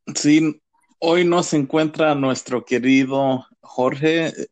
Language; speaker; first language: Spanish; early bilingual, heritage; Spanish